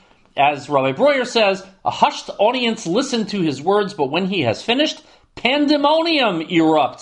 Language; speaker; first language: English; native; English